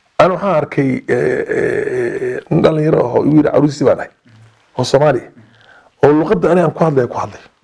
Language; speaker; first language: Somali; native; Somali